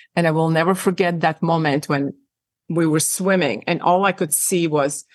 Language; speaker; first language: English; non-native, fluent; Ukrainian